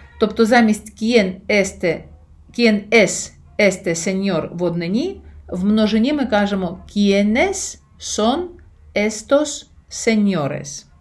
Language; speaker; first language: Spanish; non-native, fluent; Ukrainian